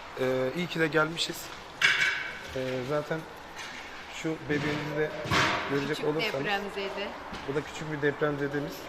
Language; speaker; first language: Turkish; native; Turkish